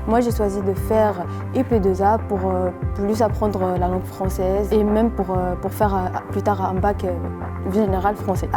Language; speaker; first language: French; non-native, local second language; Arabic